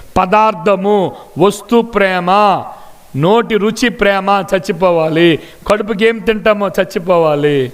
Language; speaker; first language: Telugu; non-native, local second language; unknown